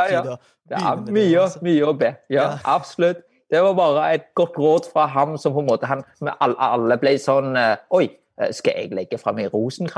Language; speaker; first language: Norwegian; non-native, fluent; Vietnamese